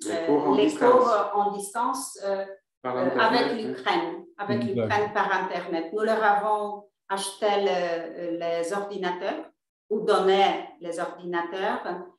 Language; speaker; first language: French; non-native, fluent; Polish